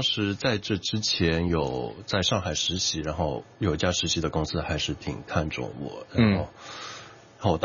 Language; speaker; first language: Chinese; native; Chinese